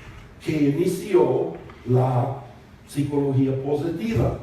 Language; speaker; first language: Spanish; non-native, fluent; English